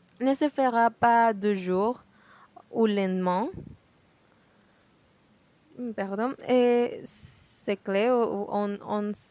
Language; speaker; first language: French; non-native, learner; Spanish